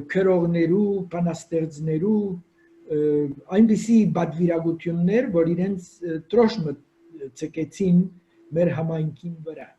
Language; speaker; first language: Armenian; early bilingual, heritage; Armenian